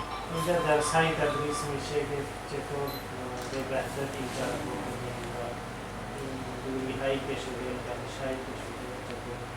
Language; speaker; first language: Persian; non-native, fluent; Urdu